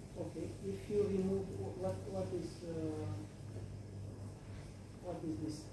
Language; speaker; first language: English; non-native, fluent; Romanian